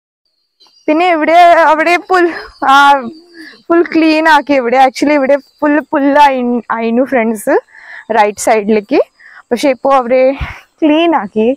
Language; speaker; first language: Malayalam; non-native, local second language; Hindi